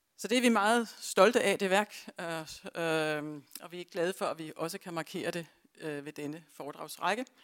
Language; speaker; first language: Danish; native; Danish